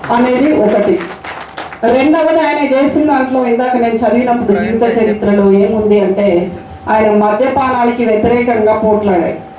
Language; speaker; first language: Telugu; native; Telugu